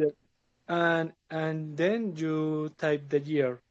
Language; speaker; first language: English; non-native, learner; Spanish